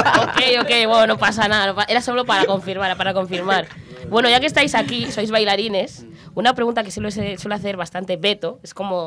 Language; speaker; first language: Spanish; native; Spanish